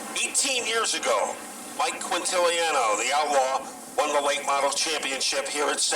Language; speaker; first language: English; native; English